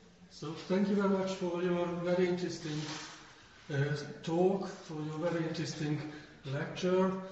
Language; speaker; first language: English; non-native, fluent; Hungarian